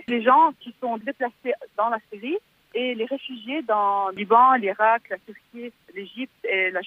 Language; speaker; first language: French; non-native, fluent; Arabic